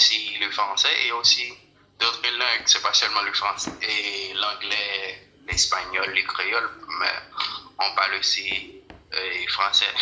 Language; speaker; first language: French; non-native, local second language; Haitian Creole